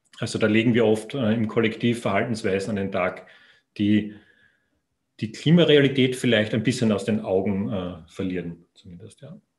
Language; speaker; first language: German; native; German